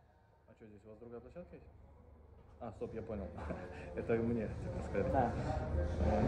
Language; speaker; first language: Russian; native; Russian